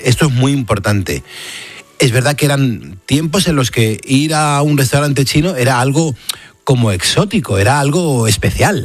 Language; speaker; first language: Spanish; native; Spanish